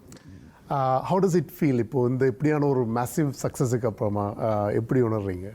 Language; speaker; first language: Tamil; native; Tamil